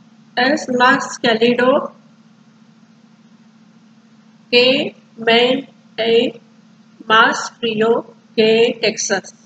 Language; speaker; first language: Spanish; non-native, learner; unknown